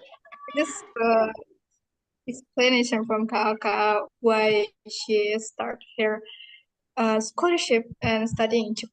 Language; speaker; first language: English; non-native, learner; Indonesian